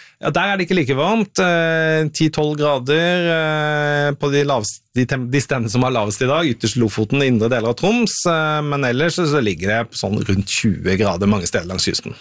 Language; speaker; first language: Norwegian; native; Norwegian